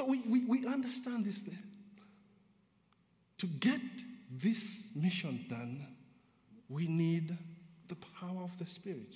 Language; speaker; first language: English; non-native, local second language; Nyanja